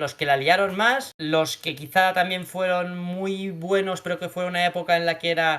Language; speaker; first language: Spanish; native; Spanish